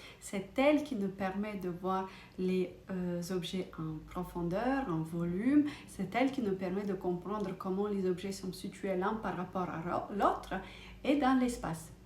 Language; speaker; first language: French; non-native, fluent; Russian